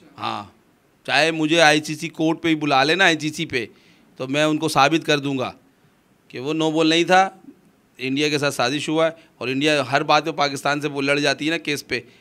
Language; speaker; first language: Urdu; non-native, local second language; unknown